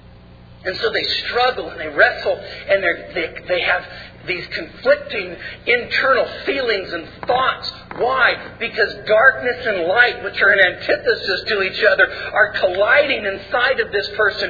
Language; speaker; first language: English; native; English